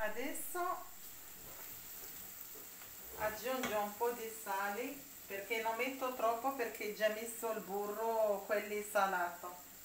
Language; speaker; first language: Italian; non-native, learner; Arabic